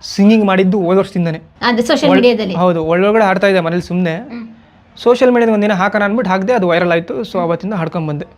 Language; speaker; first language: Kannada; non-native, fluent; Nepali